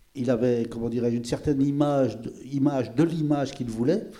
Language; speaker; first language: French; native; French